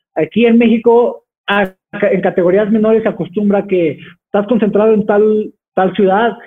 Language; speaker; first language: Spanish; native; Spanish